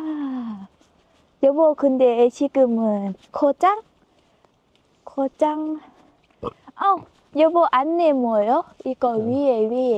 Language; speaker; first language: Korean; non-native, learner; Thai